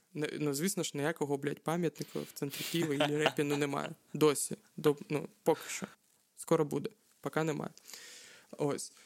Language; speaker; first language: Ukrainian; non-native, local second language; Russian